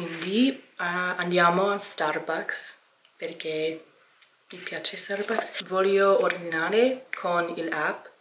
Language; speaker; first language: Italian; non-native, learner; English